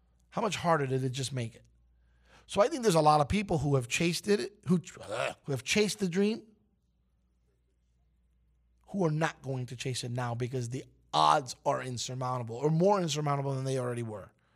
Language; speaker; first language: English; early bilingual, other home language; Spanish